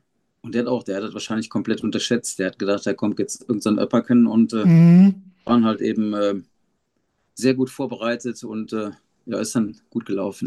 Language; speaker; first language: German; native; German